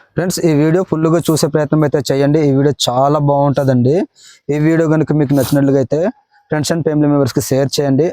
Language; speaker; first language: Telugu; non-native, local second language; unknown